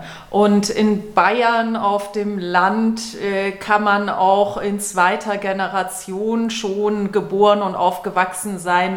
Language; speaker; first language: German; native; German